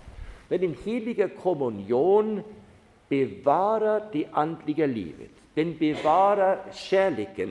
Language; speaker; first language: Swedish; non-native, fluent; German